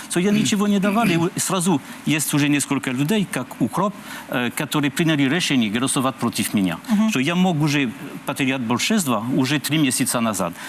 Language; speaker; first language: Russian; non-native, learner; French